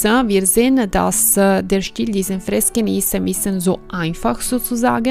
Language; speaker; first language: German; non-native, fluent; Italian